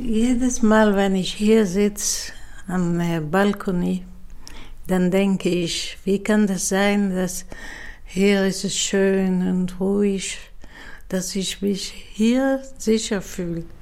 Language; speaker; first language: German; non-native, fluent; Dutch